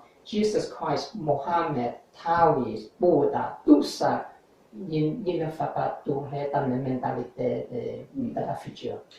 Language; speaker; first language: French; non-native, fluent; English